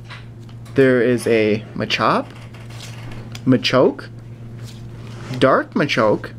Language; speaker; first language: English; native; English